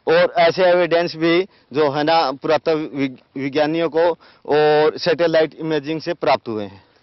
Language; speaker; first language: Hindi; native; Hindi